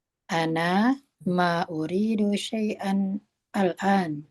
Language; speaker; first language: Arabic; non-native, learner; Indonesian